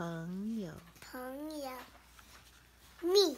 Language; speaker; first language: Chinese; early bilingual, heritage; Chinese